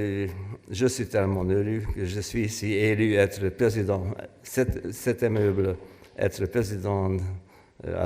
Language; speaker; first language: French; non-native, fluent; Hungarian